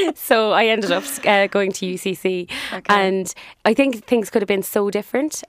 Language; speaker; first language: English; native; English